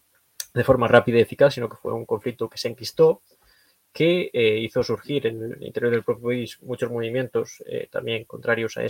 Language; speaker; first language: Spanish; native; Spanish